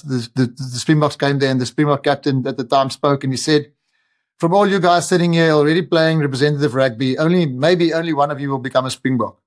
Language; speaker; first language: English; non-native, local second language; Afrikaans